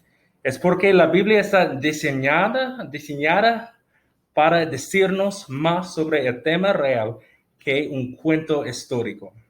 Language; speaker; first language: Spanish; non-native, fluent; English